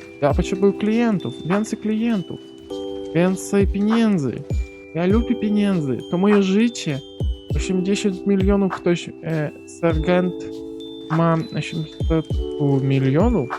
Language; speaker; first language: Polish; non-native, learner; Ukrainian